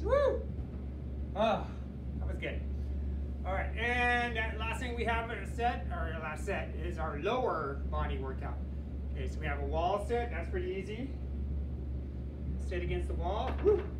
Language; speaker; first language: English; native; English